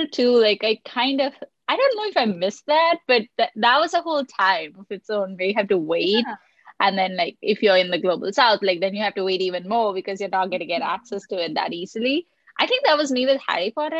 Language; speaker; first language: English; non-native, local second language; Sinhala